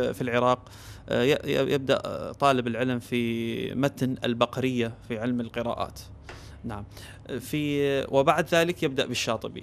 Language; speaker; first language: Arabic; native; Arabic